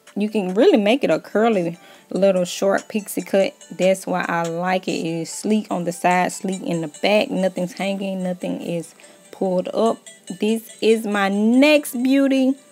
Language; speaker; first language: English; native; English